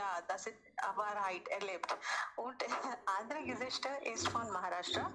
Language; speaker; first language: German; non-native, learner; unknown